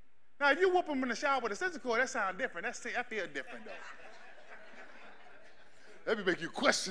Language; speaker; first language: English; native; English